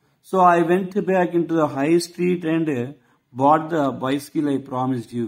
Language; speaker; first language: English; non-native, local second language; Telugu